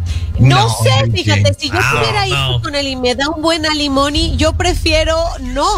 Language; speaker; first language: Spanish; native; Spanish